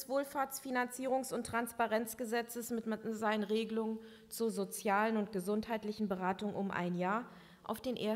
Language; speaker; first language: German; native; German